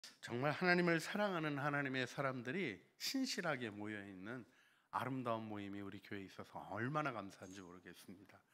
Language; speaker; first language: Korean; native; Korean